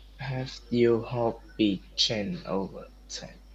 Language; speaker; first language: English; non-native, learner; Vietnamese